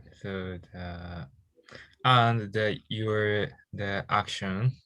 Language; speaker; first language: English; non-native, learner; Japanese